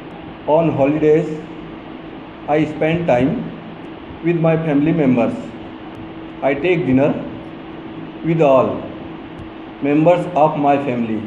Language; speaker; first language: English; non-native, learner; Hindi